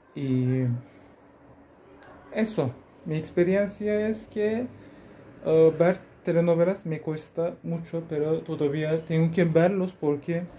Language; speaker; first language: Spanish; non-native, learner; Turkish